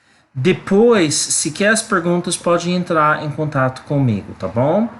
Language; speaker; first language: Portuguese; non-native, learner; English